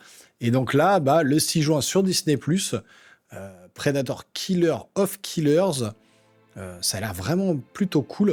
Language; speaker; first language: French; native; French